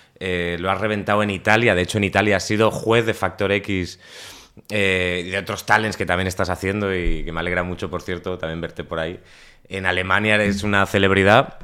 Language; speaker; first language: Spanish; native; Spanish